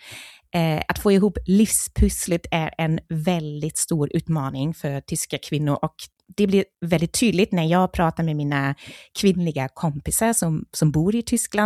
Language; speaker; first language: Swedish; non-native, fluent; German